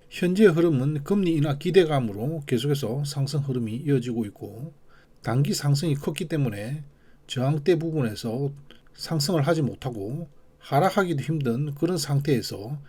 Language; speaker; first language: Korean; native; Korean